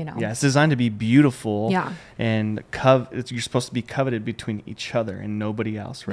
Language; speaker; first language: English; native; English